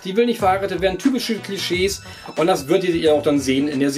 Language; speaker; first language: German; native; German